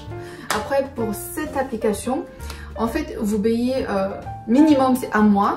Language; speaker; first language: French; non-native, fluent; Chinese